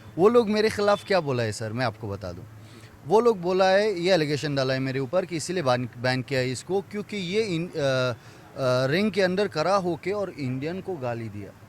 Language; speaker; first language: Hindi; non-native, fluent; Persian